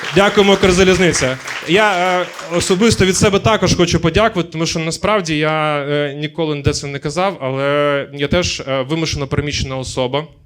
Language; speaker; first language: Ukrainian; native; Ukrainian